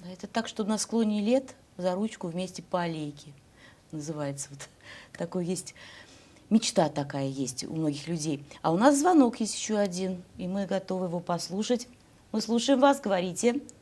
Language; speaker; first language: Russian; native; Russian